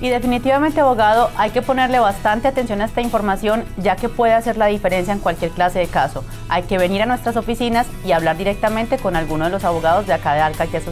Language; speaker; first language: Spanish; native; Spanish